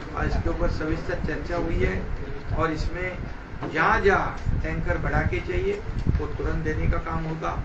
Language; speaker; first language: Hindi; non-native, local second language; Marathi